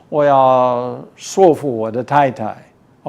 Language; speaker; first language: Chinese; non-native, fluent; English